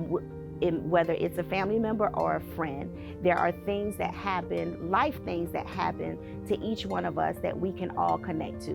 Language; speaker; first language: English; native; English